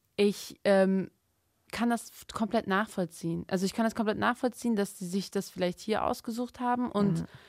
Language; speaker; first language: German; early bilingual, other home language; Turkish